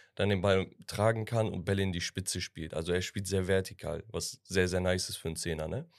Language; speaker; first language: German; early bilingual, other home language; Turkish